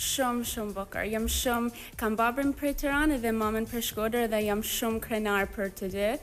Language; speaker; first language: Albanian; early bilingual, heritage; English